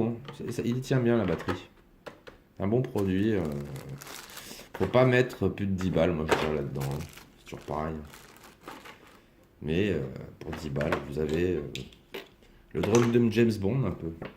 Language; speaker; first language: French; native; French